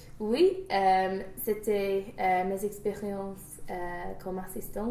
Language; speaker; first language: French; non-native, learner; English